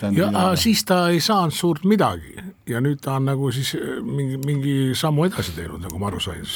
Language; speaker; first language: Estonian; native; Estonian